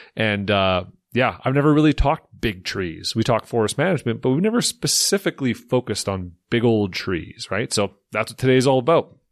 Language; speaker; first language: English; native; English